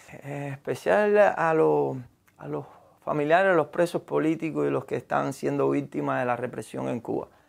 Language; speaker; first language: Spanish; native; Spanish